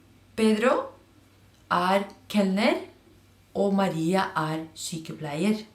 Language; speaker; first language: Norwegian; non-native, fluent; Spanish